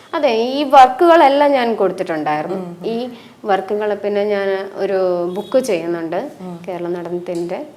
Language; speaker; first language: Malayalam; non-native, local second language; Tamil